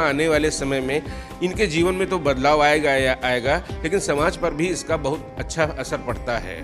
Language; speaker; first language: Hindi; native; Hindi